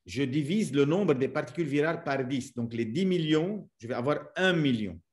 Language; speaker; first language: French; non-native, local second language; Arabic